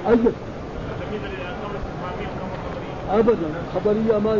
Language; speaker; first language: Arabic; native; Arabic